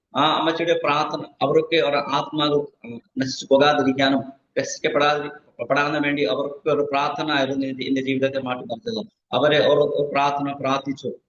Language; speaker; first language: Malayalam; non-native, fluent; Nepali